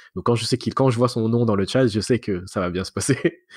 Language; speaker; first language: French; native; French